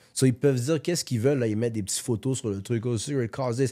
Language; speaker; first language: French; native; French